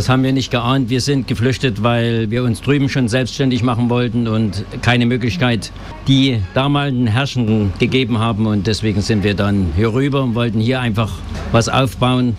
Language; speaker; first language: German; native; German